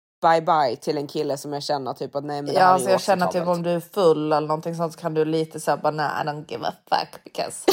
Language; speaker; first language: Swedish; native; Swedish